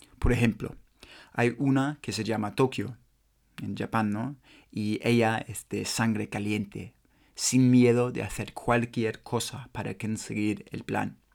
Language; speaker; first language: Spanish; non-native, learner; English